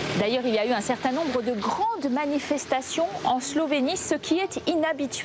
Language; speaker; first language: French; native; French